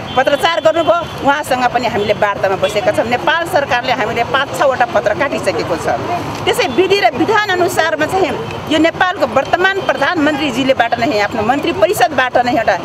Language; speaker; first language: Nepali; non-native, local second language; Dangaura Tharu